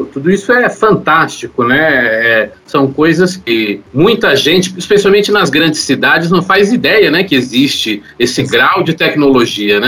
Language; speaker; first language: Portuguese; native; Portuguese